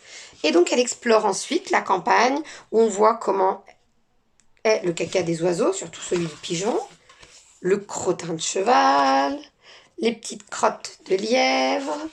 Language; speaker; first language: French; native; French